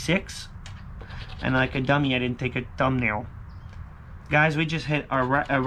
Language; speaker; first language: English; native; English